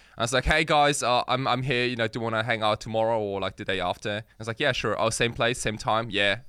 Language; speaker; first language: English; early bilingual, other home language; Japanese